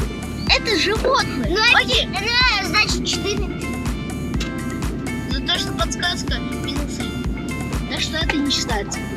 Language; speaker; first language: Russian; non-native, local second language; Kazakh